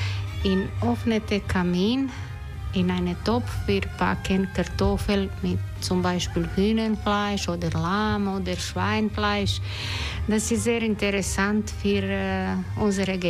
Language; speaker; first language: German; non-native, learner; Croatian